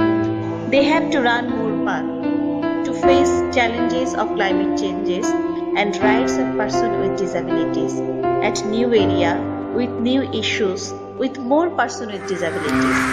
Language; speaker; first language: English; non-native, local second language; Bangla